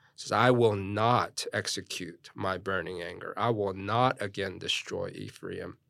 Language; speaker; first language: English; early bilingual, other home language; Korean